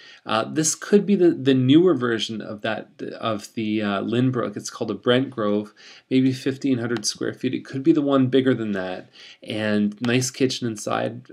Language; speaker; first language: English; native; English